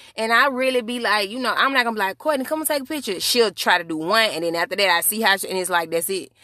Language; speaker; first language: English; native; English